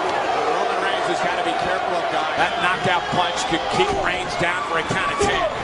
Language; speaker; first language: English; native; English